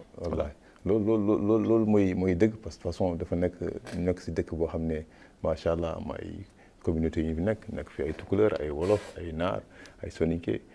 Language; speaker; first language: Wolof; non-native, local second language; Fula